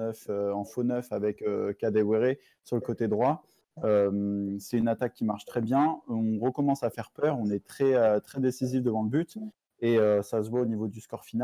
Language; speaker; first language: French; native; French